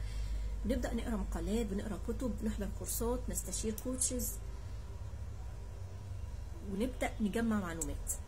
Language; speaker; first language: Arabic; native; Arabic